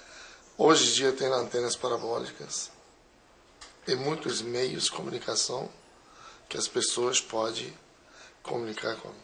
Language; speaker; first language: Portuguese; non-native, fluent; Persian